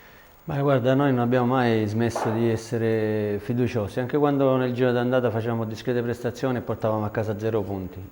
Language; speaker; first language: Italian; native; Italian